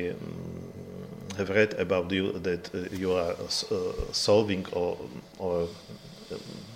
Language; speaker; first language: English; non-native, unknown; Slovak